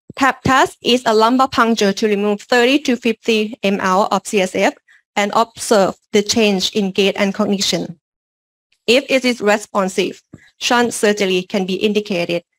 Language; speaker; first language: English; non-native, learner; Lao